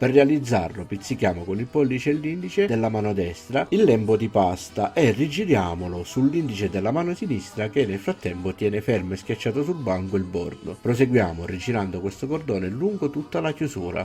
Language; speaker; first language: Italian; native; Italian